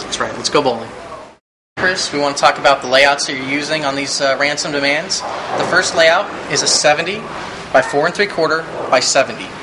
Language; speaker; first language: English; native; English